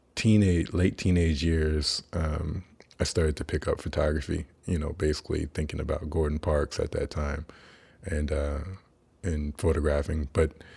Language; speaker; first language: English; native; English